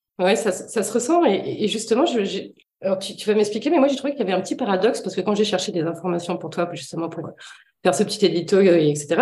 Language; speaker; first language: French; native; French